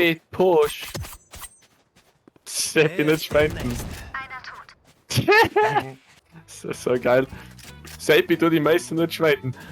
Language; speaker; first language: German; native; German